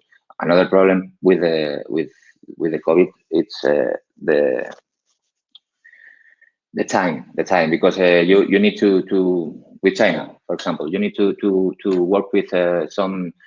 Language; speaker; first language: English; non-native, learner; Spanish